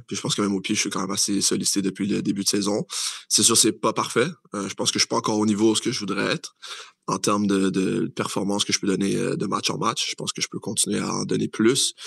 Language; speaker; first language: French; native; French